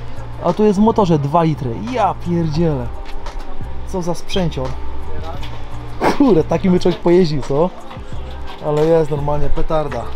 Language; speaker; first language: Polish; native; Polish